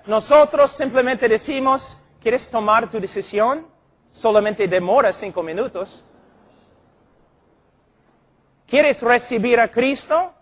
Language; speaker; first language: Spanish; non-native, fluent; English